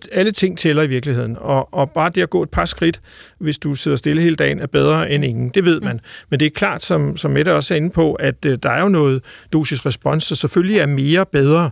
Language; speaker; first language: Danish; native; Danish